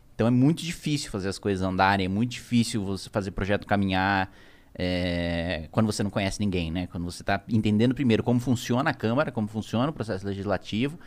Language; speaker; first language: Portuguese; native; Portuguese